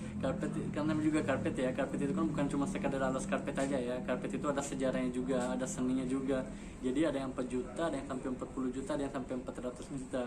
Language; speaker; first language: Indonesian; non-native, fluent; Urdu